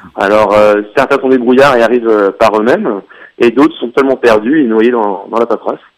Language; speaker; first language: French; native; French